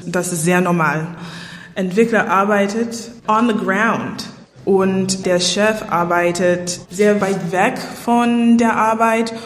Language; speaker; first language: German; non-native, fluent; English